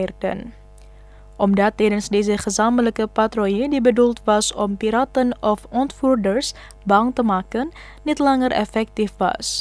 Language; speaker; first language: Dutch; non-native, fluent; Indonesian